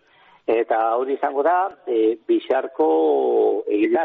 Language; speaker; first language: Basque; native; Basque